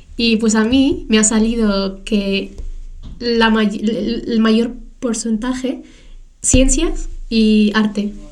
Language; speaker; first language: Spanish; early bilingual, other home language; Tachelhit